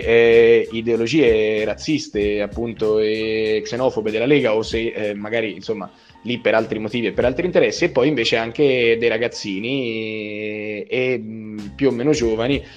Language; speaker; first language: Italian; native; Italian